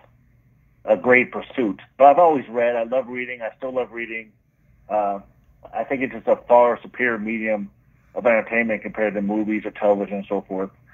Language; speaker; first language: English; native; English